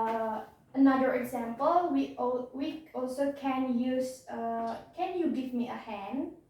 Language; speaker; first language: English; non-native, learner; Indonesian